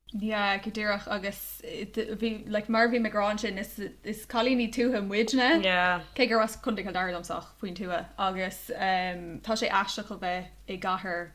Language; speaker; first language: Irish; non-native, local second language; English